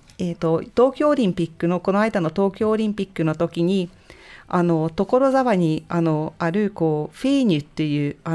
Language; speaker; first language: Japanese; non-native, fluent; Hungarian